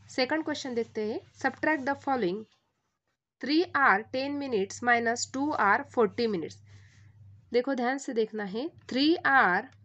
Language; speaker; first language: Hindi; non-native, local second language; Marathi